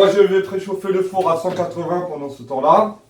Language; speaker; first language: French; native; French